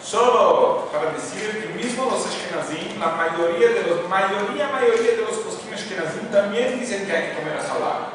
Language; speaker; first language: Spanish; non-native, fluent; Portuguese